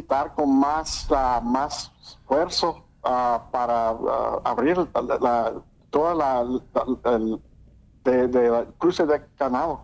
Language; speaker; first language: Spanish; early bilingual, heritage; English